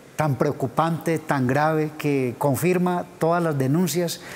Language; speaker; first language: Spanish; native; Spanish